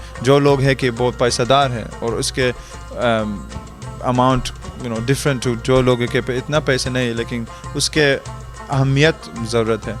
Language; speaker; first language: Hindi; early bilingual, heritage; Hindi